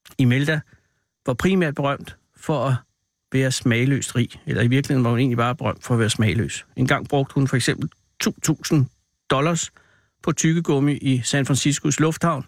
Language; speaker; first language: Danish; native; Danish